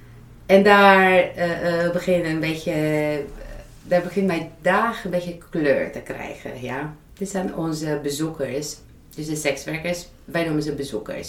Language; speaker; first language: Dutch; non-native, fluent; Romanian